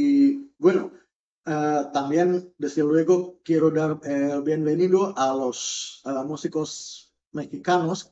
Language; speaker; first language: Spanish; non-native, fluent; Indonesian